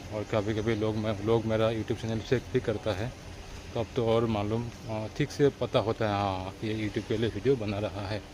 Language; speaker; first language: Hindi; non-native, local second language; Assamese